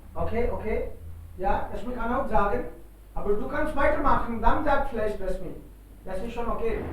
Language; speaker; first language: German; non-native, fluent; Hindi